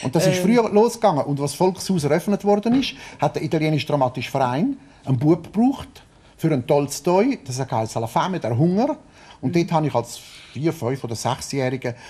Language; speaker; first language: German; early bilingual, other home language; Italian